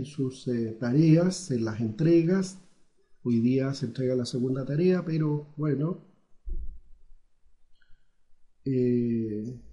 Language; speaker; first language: Spanish; native; Spanish